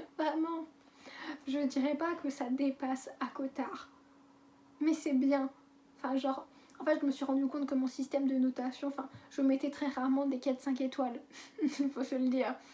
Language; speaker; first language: French; native; French